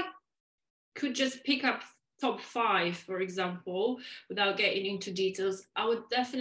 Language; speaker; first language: English; non-native, fluent; Polish